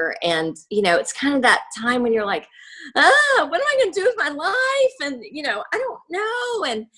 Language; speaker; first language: English; native; English